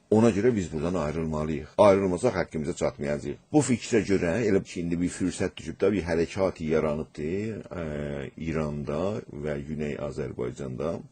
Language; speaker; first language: Azerbaijani; native; Azerbaijani